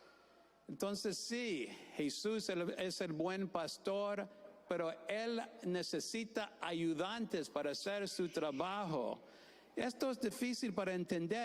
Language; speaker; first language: Spanish; non-native, fluent; English